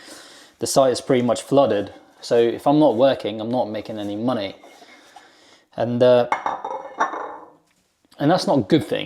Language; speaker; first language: English; native; English